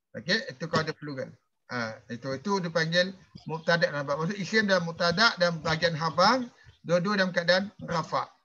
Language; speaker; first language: Malay; native; Malay